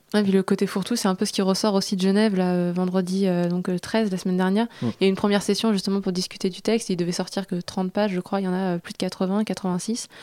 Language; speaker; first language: French; native; French